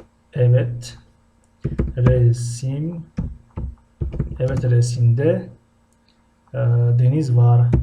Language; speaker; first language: Turkish; non-native, fluent; Tajik